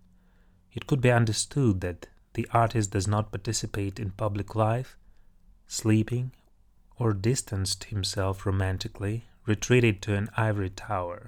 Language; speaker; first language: English; non-native, fluent; Russian